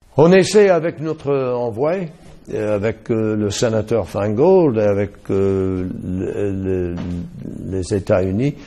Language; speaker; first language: French; non-native, fluent; English